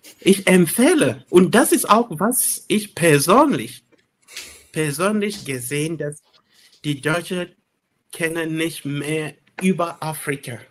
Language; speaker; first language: German; non-native, learner; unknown